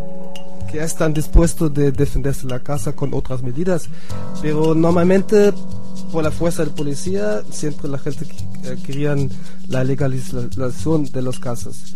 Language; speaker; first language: Spanish; non-native, fluent; German